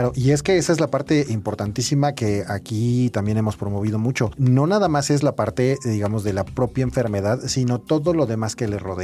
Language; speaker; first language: Spanish; native; Spanish